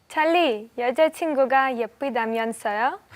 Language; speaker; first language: Korean; non-native, learner; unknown